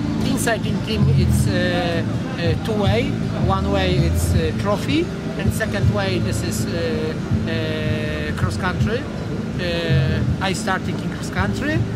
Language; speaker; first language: English; non-native, learner; Polish